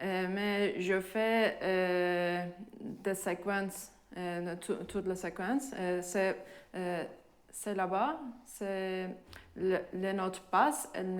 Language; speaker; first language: French; non-native, fluent; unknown